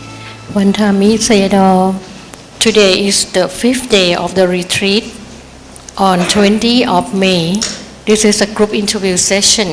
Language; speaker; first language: English; non-native, learner; Thai